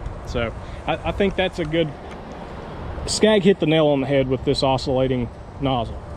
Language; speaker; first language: English; native; English